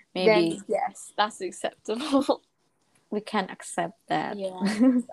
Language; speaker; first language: English; native; English